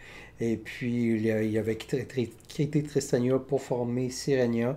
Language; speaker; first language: French; native; French